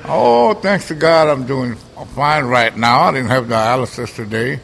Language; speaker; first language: English; early bilingual, other home language; Spanish